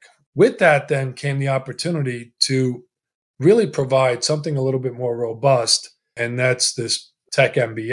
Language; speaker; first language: English; early bilingual, other home language; Italian